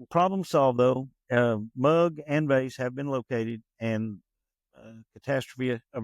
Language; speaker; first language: English; native; English